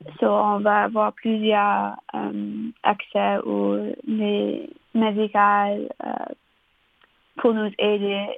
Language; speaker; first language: French; non-native, local second language; English